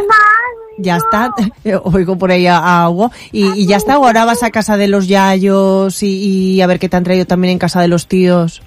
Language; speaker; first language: Spanish; native; Spanish